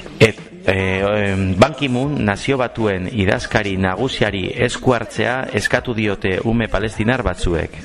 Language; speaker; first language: Basque; non-native, local second language; Spanish